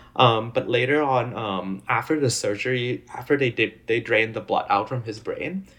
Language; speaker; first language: English; non-native, fluent; Thai